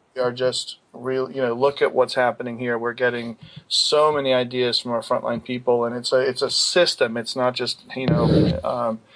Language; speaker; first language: English; native; English